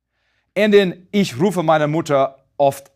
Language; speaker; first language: German; non-native, fluent; English